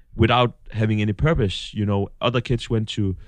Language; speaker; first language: English; non-native, fluent; Danish